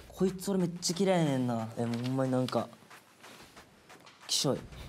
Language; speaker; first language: Japanese; native; Japanese